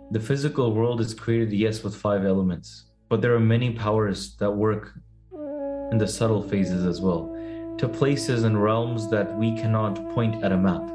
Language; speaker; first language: English; early bilingual, other home language; Punjabi